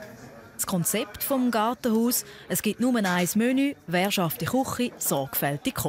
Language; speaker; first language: German; native; German